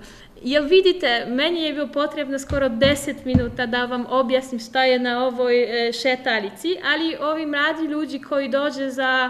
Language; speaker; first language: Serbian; non-native, fluent; Polish